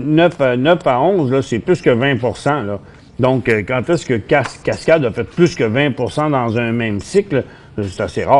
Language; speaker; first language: French; native; French